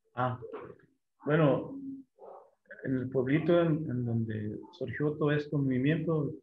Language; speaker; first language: Spanish; non-native, local second language; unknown